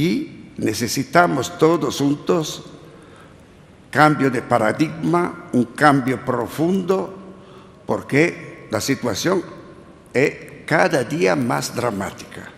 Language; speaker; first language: Spanish; non-native, learner; Italian